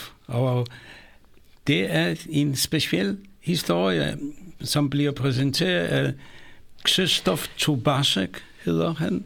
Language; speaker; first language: Danish; non-native, fluent; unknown